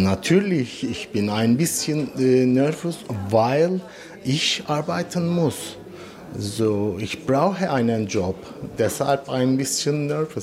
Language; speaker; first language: German; non-native, learner; Turkish